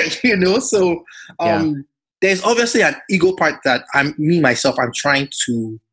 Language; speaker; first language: English; non-native, local second language; Yoruba